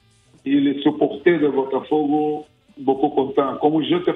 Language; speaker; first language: French; non-native, learner; Portuguese